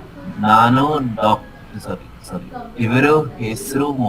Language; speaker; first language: Kannada; non-native, learner; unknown